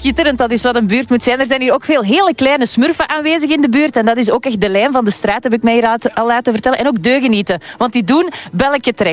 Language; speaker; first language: Dutch; native; Dutch